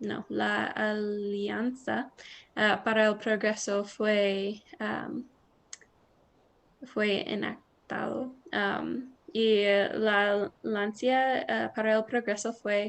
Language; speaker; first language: Spanish; non-native, learner; English